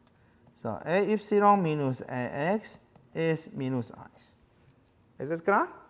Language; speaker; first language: German; non-native, fluent; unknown